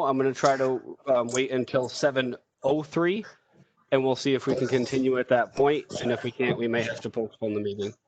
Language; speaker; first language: English; native; English